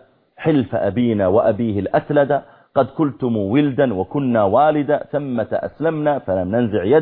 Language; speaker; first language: Arabic; native; Arabic